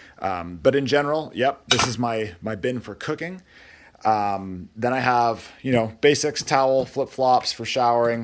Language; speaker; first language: English; native; English